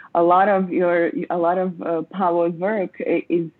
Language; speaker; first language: English; non-native, fluent; Croatian